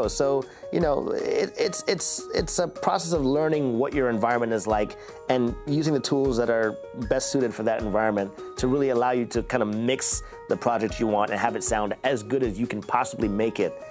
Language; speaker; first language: English; native; English